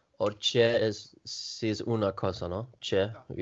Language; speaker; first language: Italian; non-native, learner; Swedish